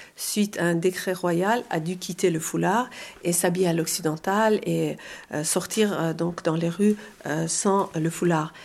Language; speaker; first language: French; non-native, fluent; Persian